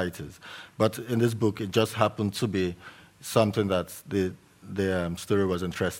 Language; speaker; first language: English; native; English